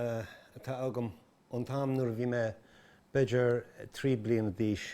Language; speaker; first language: Irish; non-native, local second language; English